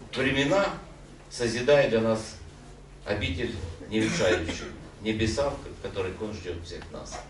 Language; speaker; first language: Russian; non-native, local second language; Ukrainian